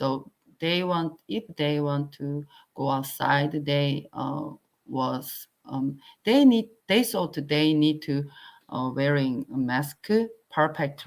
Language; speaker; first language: English; non-native, learner; Korean